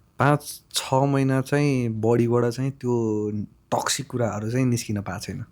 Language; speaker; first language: Nepali; native; Nepali